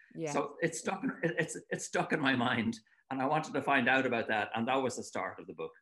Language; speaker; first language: English; native; English